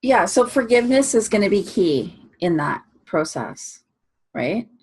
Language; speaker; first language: English; native; English